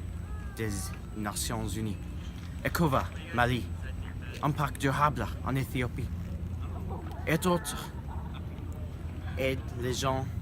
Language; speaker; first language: French; non-native, learner; English